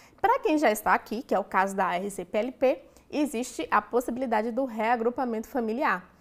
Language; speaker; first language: Portuguese; native; Portuguese